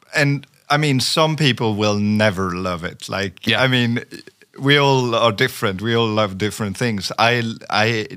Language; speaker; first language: English; non-native, fluent; French